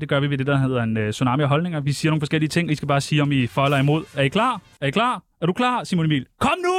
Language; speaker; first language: Danish; native; Danish